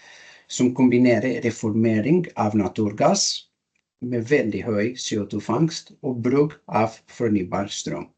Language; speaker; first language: Norwegian; non-native, learner; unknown